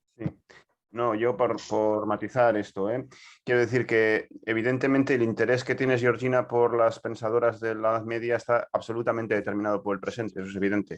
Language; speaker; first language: Spanish; native; Spanish